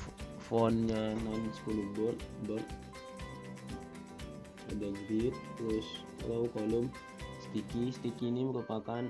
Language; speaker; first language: Indonesian; native; Indonesian